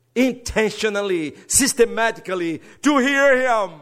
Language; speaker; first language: English; non-native, fluent; Portuguese